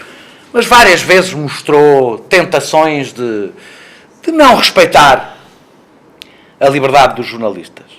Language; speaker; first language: Portuguese; native; Portuguese